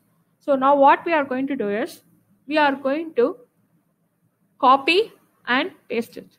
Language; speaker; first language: English; non-native, local second language; Tamil